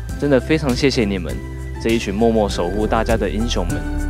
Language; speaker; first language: Chinese; native; Chinese